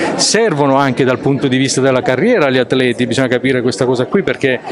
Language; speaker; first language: Italian; native; Italian